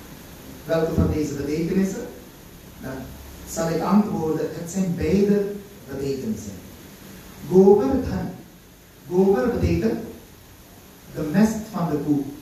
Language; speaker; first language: Dutch; non-native, local second language; Caribbean Hindustani